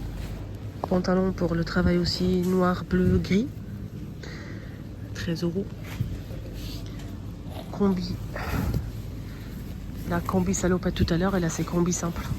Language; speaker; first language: French; native; French